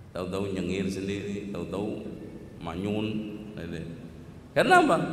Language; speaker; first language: Indonesian; native; Indonesian